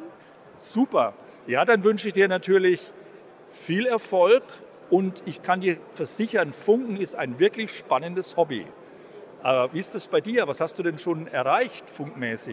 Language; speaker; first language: German; native; German